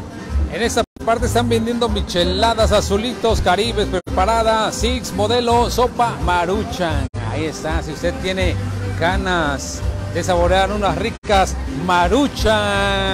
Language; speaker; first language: Spanish; native; Spanish